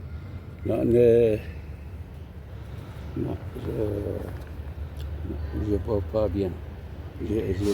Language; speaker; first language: French; non-native, learner; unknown